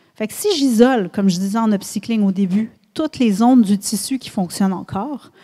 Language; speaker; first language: French; native; French